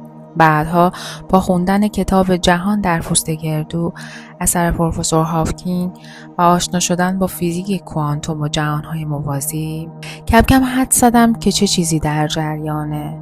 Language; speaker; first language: Persian; native; Persian